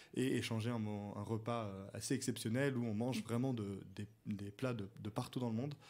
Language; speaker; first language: French; native; French